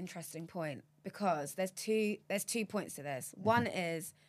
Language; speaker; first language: English; native; English